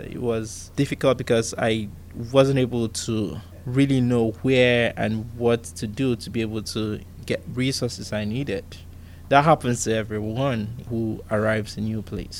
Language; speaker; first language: English; non-native, local second language; Igbo